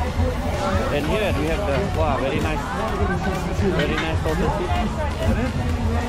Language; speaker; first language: English; non-native, local second language; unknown